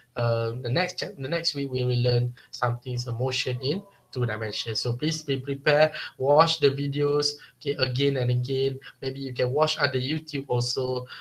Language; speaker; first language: English; non-native, local second language; Malay